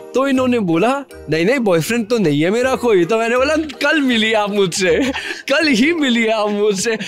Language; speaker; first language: Hindi; native; Hindi